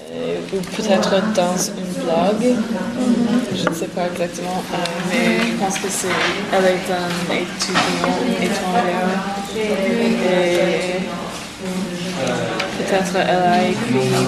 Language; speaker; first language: French; non-native, learner; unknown